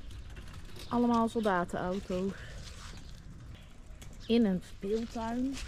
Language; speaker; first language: Dutch; native; Dutch